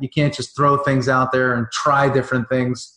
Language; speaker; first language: English; native; English